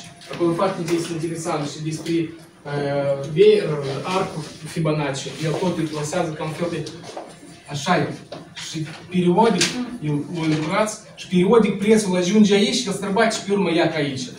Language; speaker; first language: Romanian; non-native, local second language; Russian